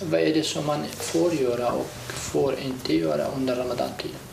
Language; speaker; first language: Swedish; non-native, fluent; Arabic